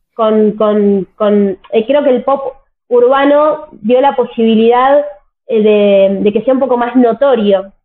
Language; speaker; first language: Spanish; native; Spanish